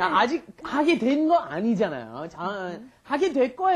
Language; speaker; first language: Korean; non-native, fluent; English